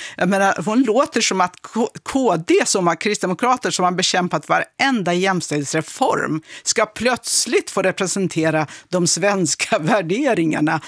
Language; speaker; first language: Swedish; non-native, fluent; Kurdish